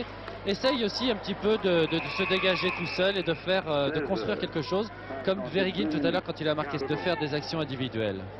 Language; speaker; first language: French; native; French